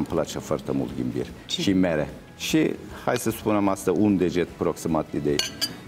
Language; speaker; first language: Romanian; non-native, learner; Turkish